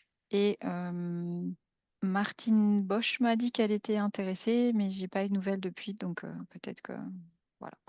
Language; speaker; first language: French; native; French